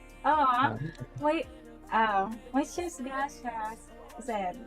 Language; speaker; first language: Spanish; non-native, learner; Filipino